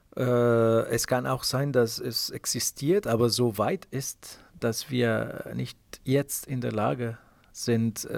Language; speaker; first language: German; non-native, fluent; Italian